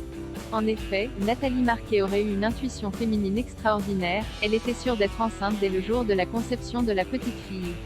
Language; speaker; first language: French; native; French